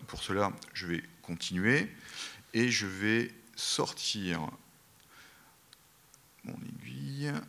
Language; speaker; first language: French; native; French